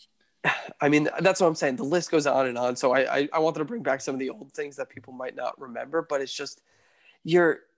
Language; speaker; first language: English; native; English